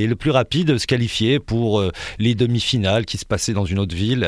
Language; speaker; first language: French; early bilingual, other home language; Arabic